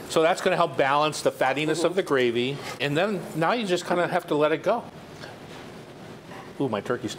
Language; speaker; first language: English; native; English